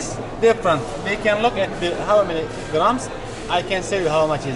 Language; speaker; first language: English; non-native, learner; Turkish